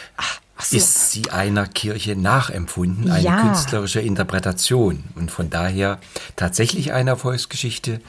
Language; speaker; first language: German; native; German